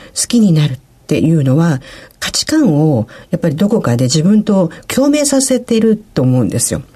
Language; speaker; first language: Japanese; native; Japanese